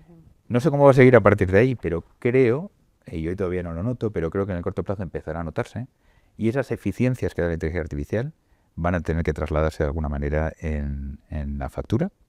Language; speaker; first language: Spanish; native; Spanish